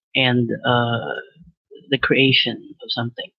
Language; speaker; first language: English; non-native, local second language; Filipino